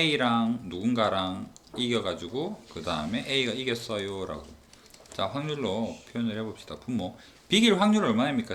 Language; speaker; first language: Korean; native; Korean